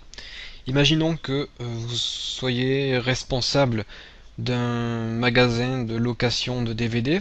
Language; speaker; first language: French; native; French